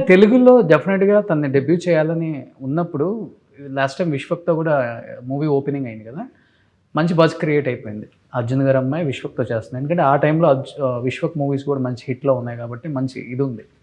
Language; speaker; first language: Telugu; native; Telugu